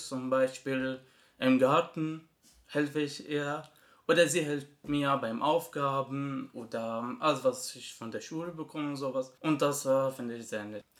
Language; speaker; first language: German; non-native, learner; Arabic